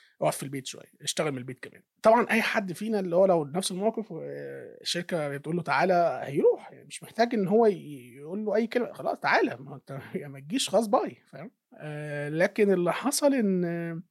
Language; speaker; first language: Arabic; native; Arabic